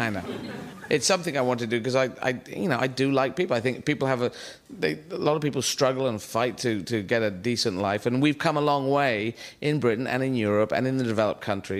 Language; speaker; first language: English; native; English